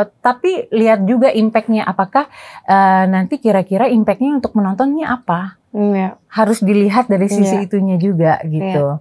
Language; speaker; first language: Indonesian; native; Indonesian